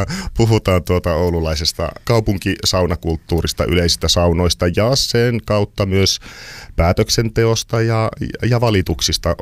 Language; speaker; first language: Finnish; native; Finnish